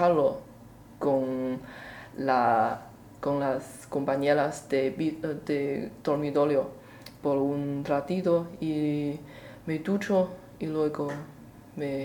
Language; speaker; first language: Spanish; non-native, learner; Chinese